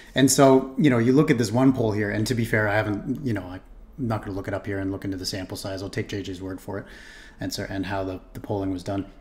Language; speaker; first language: English; native; English